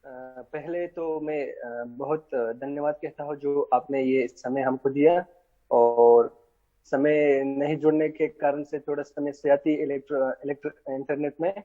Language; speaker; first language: Hindi; non-native, fluent; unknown